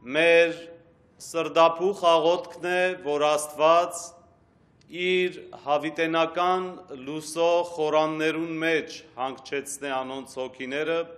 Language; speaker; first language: Armenian; early bilingual, heritage; Armenian